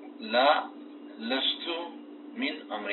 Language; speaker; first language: Arabic; non-native, learner; Tigrinya